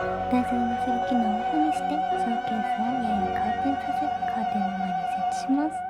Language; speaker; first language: Japanese; native; Japanese